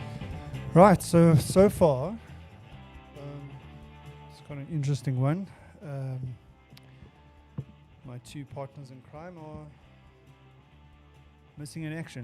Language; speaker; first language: English; native; English